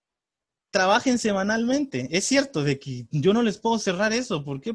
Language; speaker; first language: Spanish; native; Spanish